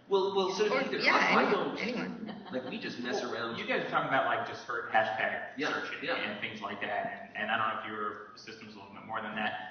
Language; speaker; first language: English; native; English